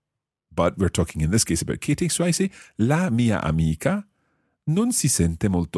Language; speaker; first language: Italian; non-native, fluent; English